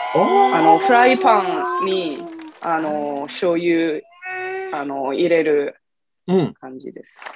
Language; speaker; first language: Japanese; non-native, fluent; Italian